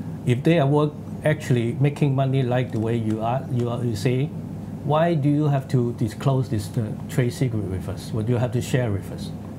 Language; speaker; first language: English; non-native, local second language; Cantonese